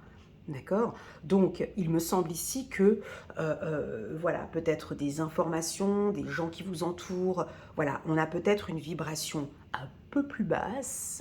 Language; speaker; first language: French; native; French